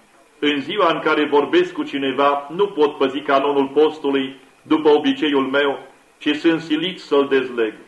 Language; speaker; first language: Romanian; native; Romanian